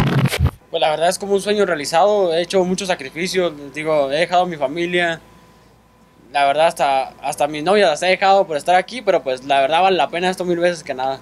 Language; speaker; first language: Spanish; native; Spanish